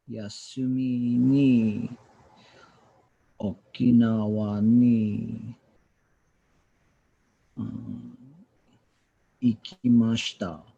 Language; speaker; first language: Japanese; non-native, learner; English